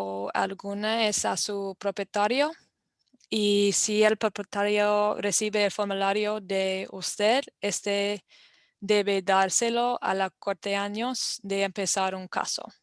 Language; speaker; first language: Spanish; non-native, fluent; English